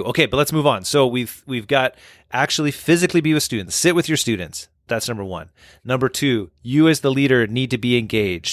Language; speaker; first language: English; native; English